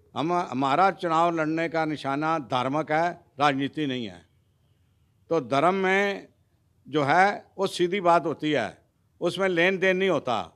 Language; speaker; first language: Hindi; non-native, local second language; Punjabi